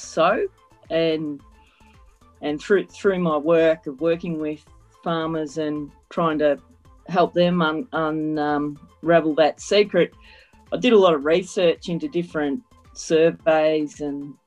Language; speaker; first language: English; native; English